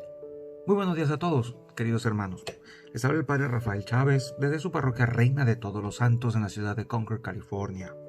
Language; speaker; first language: Spanish; native; Spanish